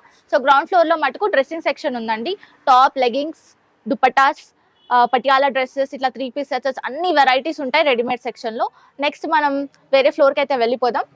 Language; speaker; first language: Telugu; native; Telugu